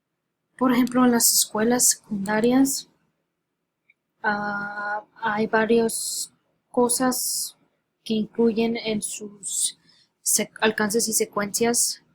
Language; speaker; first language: Spanish; early bilingual, heritage; Spanish